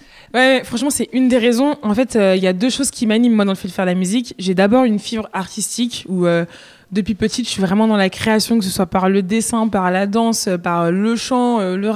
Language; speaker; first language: French; native; French